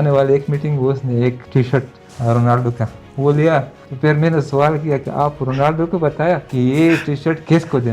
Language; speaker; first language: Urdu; non-native, learner; Pashto